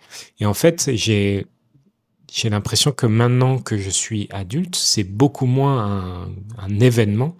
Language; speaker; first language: French; native; French